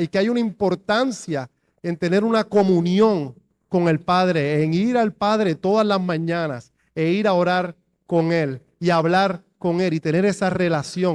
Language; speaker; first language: Spanish; native; Spanish